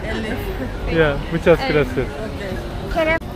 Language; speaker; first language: Spanish; non-native, learner; Turkish